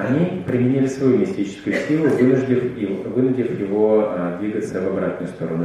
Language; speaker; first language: Russian; native; Russian